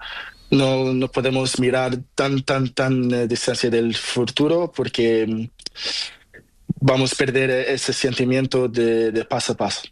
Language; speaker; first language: Spanish; non-native, learner; Portuguese